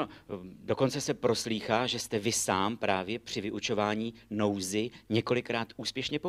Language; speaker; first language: Czech; native; Czech